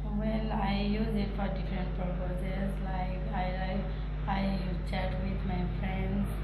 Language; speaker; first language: English; non-native, learner; Nepali